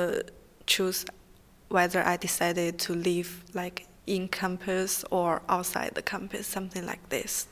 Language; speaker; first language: English; non-native, fluent; Chinese